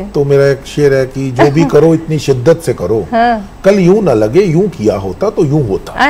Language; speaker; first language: Hindi; native; Hindi